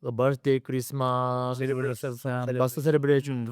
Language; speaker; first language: Filipino; non-native, learner; Japanese